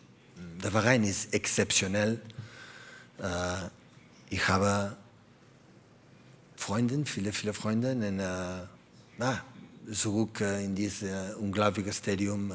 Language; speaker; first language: German; non-native, learner; Catalan